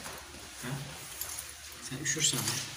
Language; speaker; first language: Turkish; native; Turkish